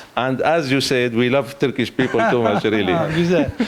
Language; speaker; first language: English; non-native, learner; Arabic